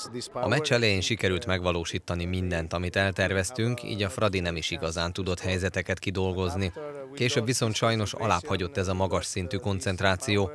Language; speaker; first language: Hungarian; native; Hungarian